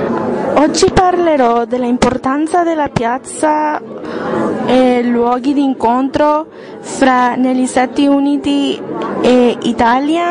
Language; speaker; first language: Italian; non-native, learner; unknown